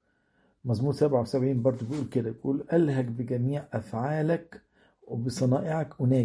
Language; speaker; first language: Arabic; native; Arabic